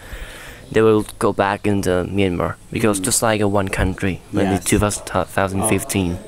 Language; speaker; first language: English; non-native, learner; Thai